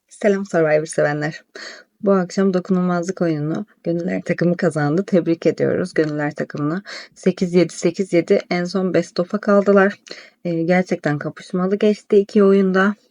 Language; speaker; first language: Turkish; native; Turkish